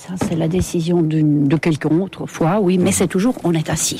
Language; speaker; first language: French; non-native, fluent; Estonian